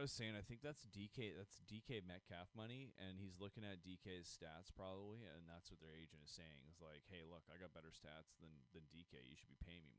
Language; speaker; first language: English; native; English